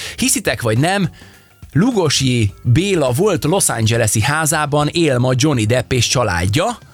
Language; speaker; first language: Hungarian; native; Hungarian